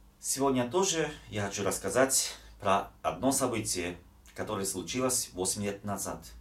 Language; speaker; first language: Russian; non-native, fluent; Japanese